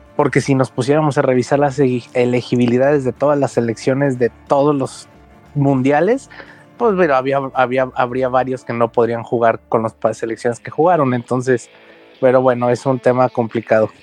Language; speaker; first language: Spanish; native; Spanish